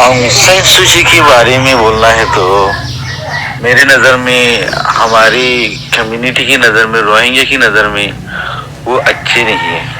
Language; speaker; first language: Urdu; non-native, fluent; Rohingya